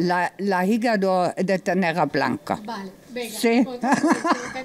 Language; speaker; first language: Spanish; non-native, learner; German